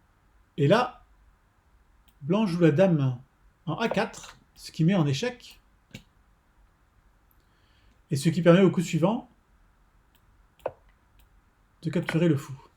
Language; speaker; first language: French; native; French